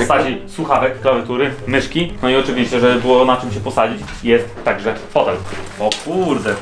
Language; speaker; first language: Polish; native; Polish